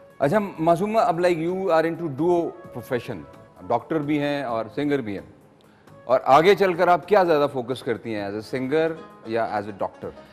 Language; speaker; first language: Urdu; non-native, local second language; Pashto